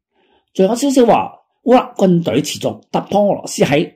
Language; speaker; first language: Chinese; non-native, local second language; Cantonese